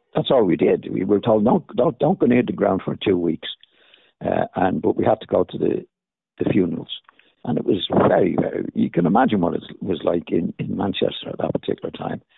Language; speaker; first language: English; native; English